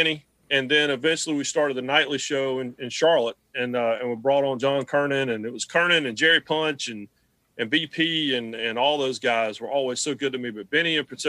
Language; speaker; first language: English; native; English